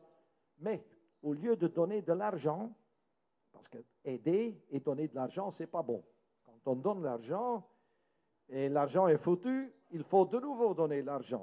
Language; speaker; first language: French; non-native, local second language; Dutch